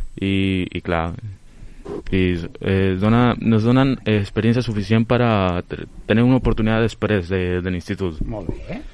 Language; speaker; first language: Catalan; non-native, local second language; Spanish